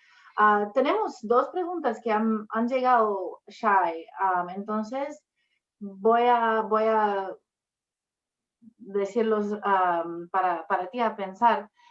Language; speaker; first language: Spanish; non-native, fluent; English